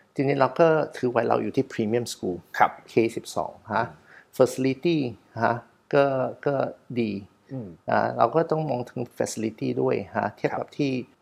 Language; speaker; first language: Thai; non-native, fluent; Chinese